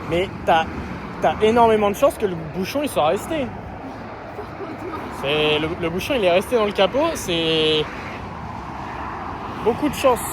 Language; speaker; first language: French; native; French